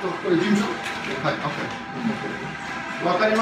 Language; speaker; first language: Japanese; non-native, fluent; English